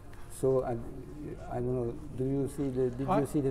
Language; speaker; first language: English; non-native, learner; French